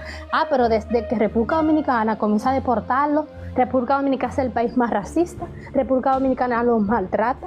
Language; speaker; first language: Spanish; native; Spanish